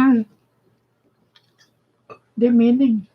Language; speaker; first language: Danish; non-native, fluent; Filipino